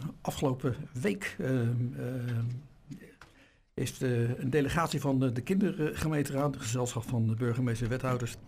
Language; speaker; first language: Dutch; native; Dutch